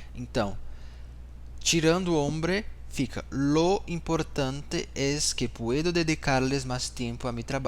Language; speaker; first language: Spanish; non-native, fluent; Portuguese